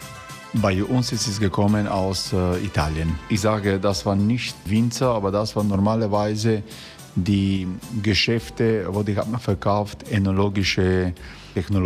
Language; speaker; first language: German; non-native, learner; Croatian